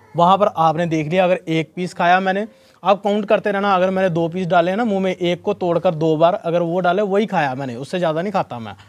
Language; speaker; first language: Hindi; non-native, local second language; Punjabi